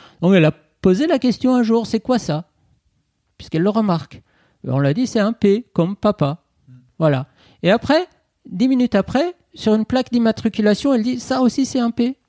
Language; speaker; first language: French; non-native, fluent; Persian